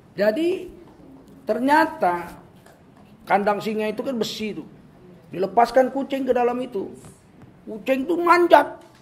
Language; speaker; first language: Indonesian; native; Indonesian